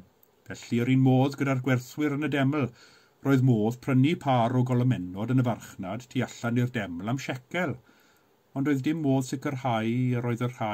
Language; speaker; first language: Welsh; native; Welsh